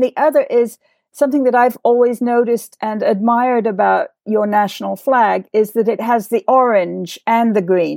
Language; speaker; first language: English; native; English